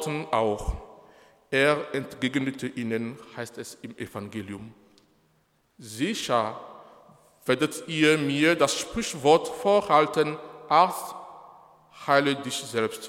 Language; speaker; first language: German; non-native, fluent; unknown